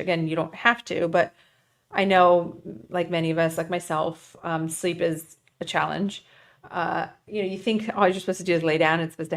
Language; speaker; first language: English; native; English